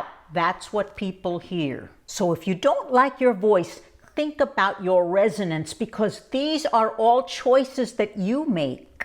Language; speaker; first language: English; native; English